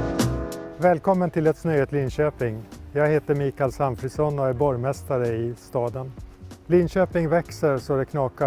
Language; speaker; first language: Swedish; native; Swedish